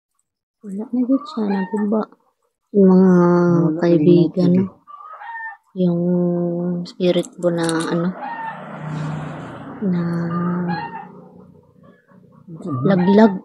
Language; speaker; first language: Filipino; non-native, local second language; Cebuano